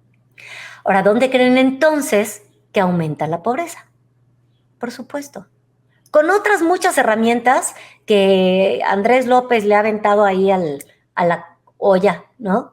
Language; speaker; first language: Spanish; native; Spanish